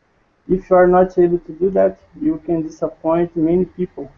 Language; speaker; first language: English; non-native, learner; Portuguese